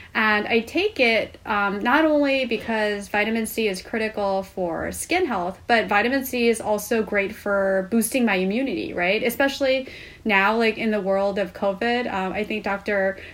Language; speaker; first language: English; non-native, fluent; Korean